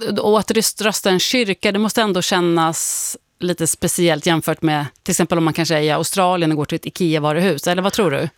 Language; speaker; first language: Swedish; native; Swedish